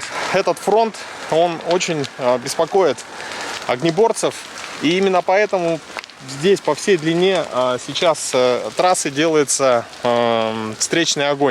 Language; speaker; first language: Russian; native; Russian